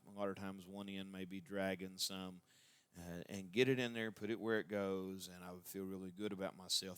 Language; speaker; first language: English; native; English